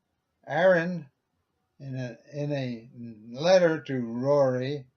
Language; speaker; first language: English; native; English